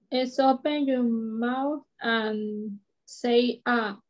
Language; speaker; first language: English; non-native, learner; Spanish